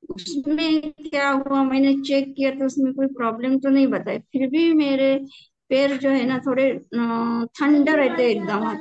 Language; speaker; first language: Hindi; native; Hindi